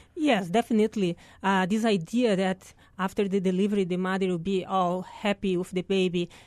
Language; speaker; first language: English; non-native, fluent; Portuguese